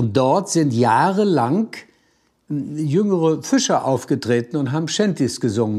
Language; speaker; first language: German; native; German